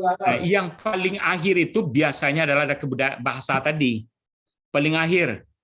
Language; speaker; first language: Indonesian; non-native, local second language; Minangkabau